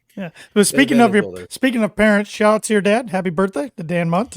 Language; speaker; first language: English; native; English